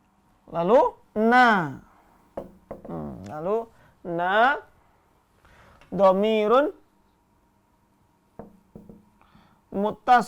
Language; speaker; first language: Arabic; non-native, fluent; Indonesian